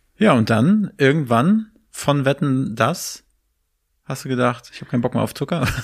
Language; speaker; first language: German; native; German